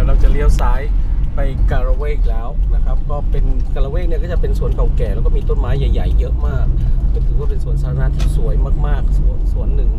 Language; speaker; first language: Thai; native; Thai